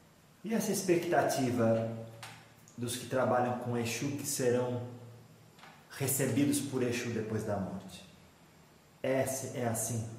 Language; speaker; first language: Portuguese; native; Portuguese